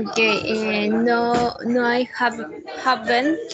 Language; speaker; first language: English; non-native, learner; Spanish